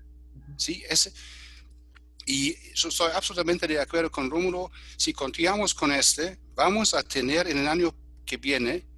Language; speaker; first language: Spanish; non-native, fluent; German